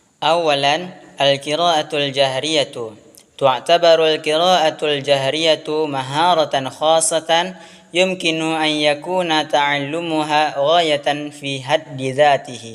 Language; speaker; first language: Arabic; non-native, learner; Indonesian